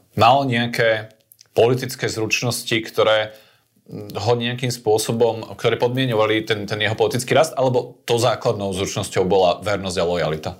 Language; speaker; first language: Slovak; native; Slovak